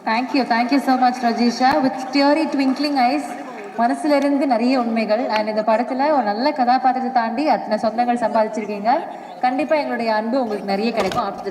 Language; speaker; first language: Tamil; native; Tamil